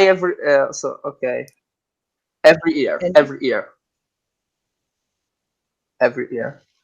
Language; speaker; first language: English; non-native, learner; Italian